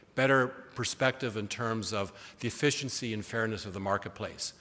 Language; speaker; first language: English; native; English